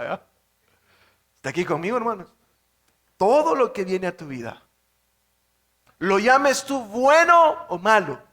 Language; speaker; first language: Spanish; native; Spanish